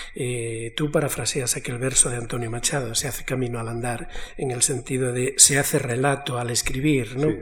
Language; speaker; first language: Spanish; native; Spanish